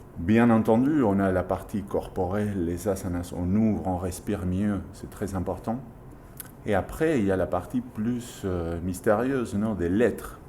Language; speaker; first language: French; non-native, fluent; Spanish